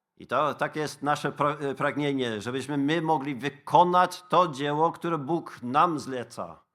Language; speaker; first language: Polish; non-native, fluent; Dutch